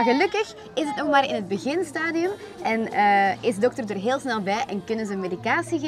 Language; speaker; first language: Dutch; native; Dutch